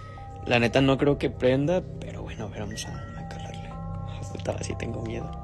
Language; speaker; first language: Spanish; native; Spanish